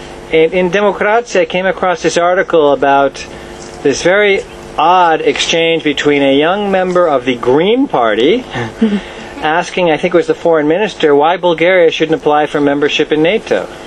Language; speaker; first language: English; native; English